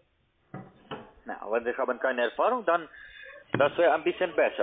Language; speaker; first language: German; non-native, learner; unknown